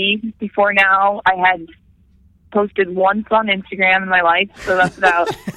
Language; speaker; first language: English; native; English